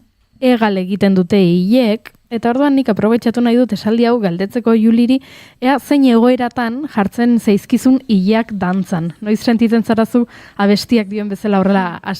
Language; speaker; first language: Basque; native; Basque